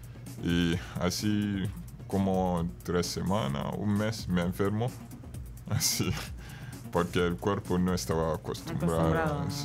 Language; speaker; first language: Spanish; non-native, fluent; Bambara